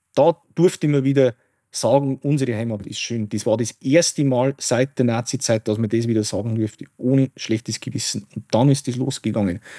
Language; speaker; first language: German; native; German